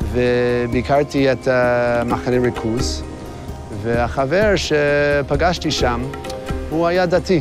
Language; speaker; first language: Hebrew; non-native, fluent; English